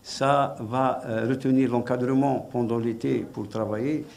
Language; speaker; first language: French; non-native, local second language; Arabic